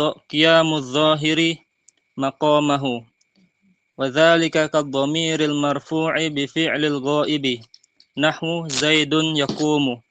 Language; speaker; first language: Arabic; non-native, learner; Indonesian